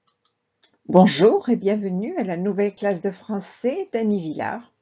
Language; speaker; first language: French; non-native, fluent; Spanish